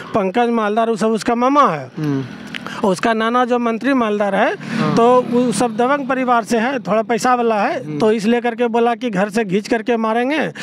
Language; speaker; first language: Hindi; native; Hindi